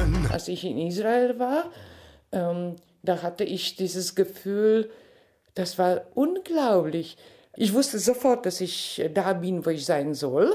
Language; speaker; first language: German; non-native, fluent; Polish